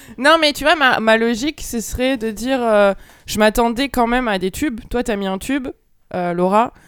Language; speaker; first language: French; native; French